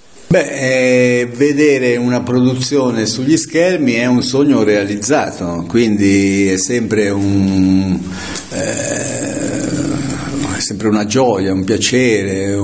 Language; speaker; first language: Italian; native; Italian